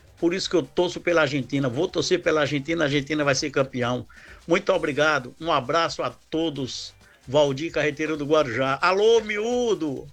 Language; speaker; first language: Portuguese; native; Portuguese